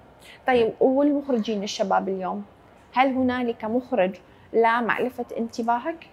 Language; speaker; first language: Arabic; native; Arabic